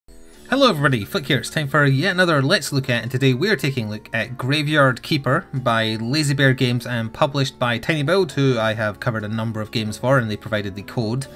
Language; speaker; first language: English; native; English